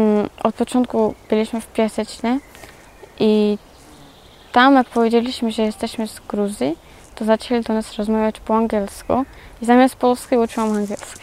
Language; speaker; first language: Polish; early bilingual, other home language; Georgian